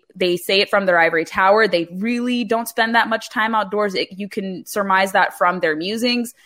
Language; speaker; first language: English; native; English